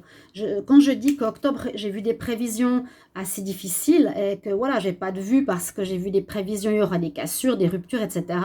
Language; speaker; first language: French; native; French